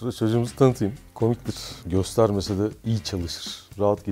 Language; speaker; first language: Turkish; native; Turkish